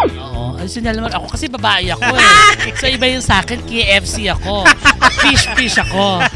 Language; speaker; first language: Filipino; native; Filipino